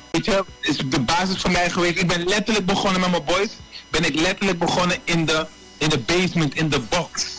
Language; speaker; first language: Dutch; native; Dutch